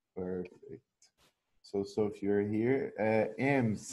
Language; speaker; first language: English; non-native, fluent; Portuguese